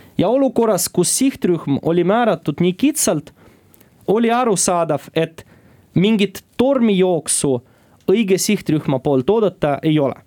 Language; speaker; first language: Estonian; non-native, local second language; Russian